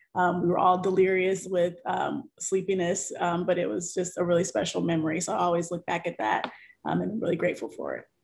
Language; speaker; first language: English; native; English